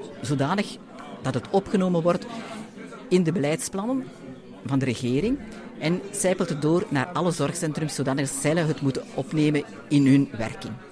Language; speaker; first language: Dutch; native; Dutch